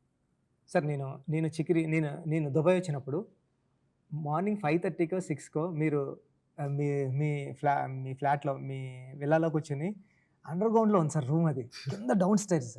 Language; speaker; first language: Telugu; native; Telugu